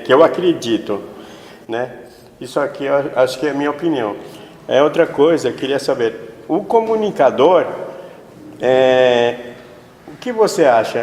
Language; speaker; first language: Portuguese; non-native, fluent; Spanish